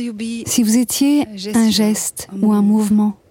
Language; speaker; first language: French; native; French